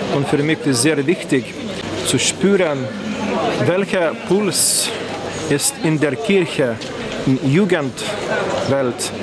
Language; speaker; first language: German; non-native, fluent; Lithuanian